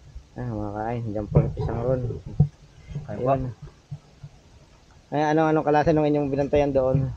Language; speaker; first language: Filipino; native; Filipino